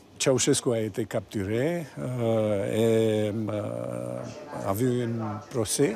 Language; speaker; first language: French; non-native, fluent; Romanian